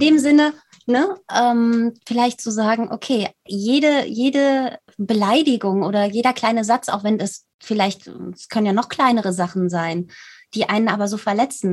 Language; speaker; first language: German; native; German